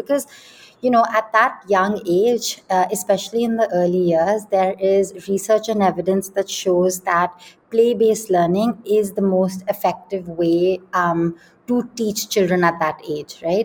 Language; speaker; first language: English; non-native, local second language; Hindi